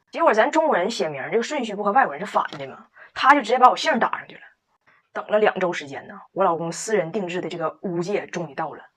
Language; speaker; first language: Chinese; native; Chinese